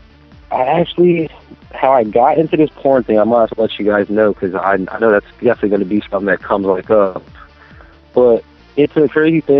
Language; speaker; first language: English; native; English